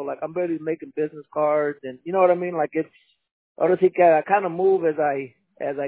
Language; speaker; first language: English; early bilingual, other home language; Spanish